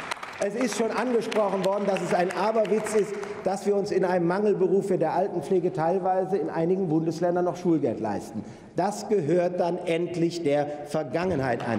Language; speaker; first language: German; native; German